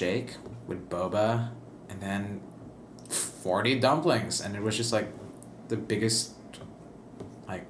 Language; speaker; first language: English; non-native, local second language; Filipino